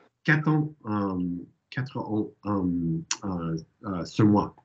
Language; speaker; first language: French; non-native, learner; English